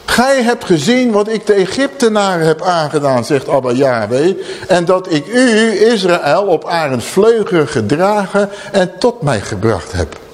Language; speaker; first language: Dutch; native; Dutch